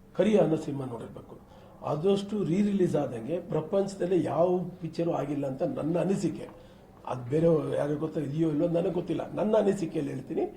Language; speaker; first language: Kannada; native; Kannada